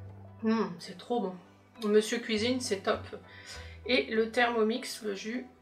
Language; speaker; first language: French; native; French